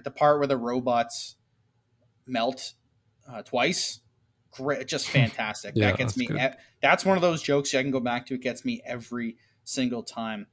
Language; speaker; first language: English; native; English